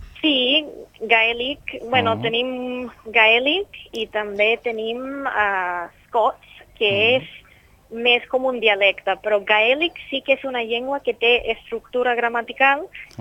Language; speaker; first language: Catalan; non-native, fluent; English